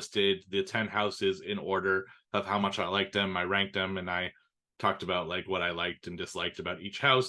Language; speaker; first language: English; native; English